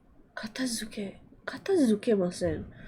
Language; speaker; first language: Japanese; non-native, learner; English